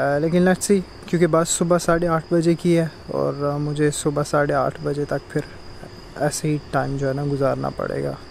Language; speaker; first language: Urdu; non-native, local second language; Punjabi